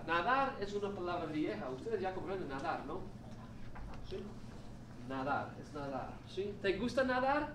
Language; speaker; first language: Spanish; non-native, fluent; English